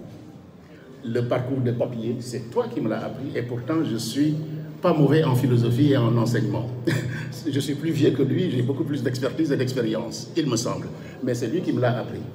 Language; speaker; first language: French; non-native, local second language; Wolof